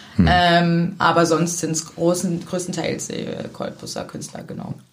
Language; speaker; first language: German; native; German